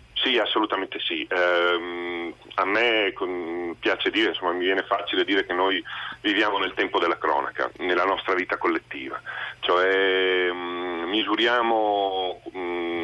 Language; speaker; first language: Italian; native; Italian